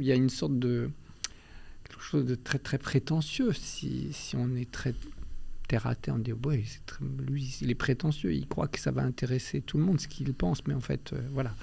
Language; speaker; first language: French; early bilingual, other home language; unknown